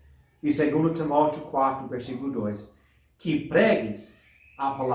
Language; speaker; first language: Portuguese; non-native, fluent; English